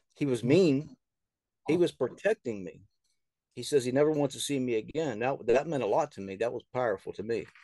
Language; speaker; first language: English; native; English